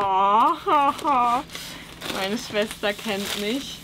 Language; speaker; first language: German; native; German